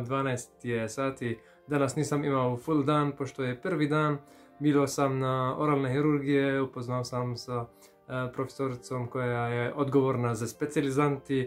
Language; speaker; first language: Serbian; non-native, learner; Arabic